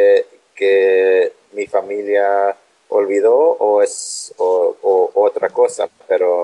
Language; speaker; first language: Spanish; non-native, learner; English